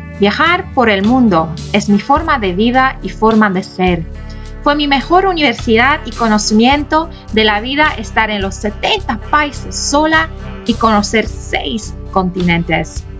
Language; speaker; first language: Spanish; non-native, fluent; Polish